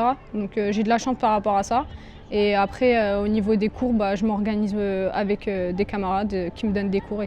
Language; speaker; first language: French; early bilingual, other home language; Arabic